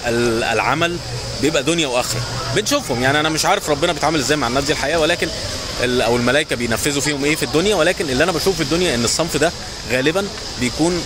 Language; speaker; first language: Arabic; native; Arabic